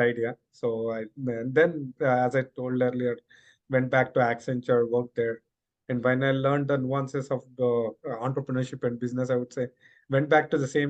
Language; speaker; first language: English; non-native, local second language; Telugu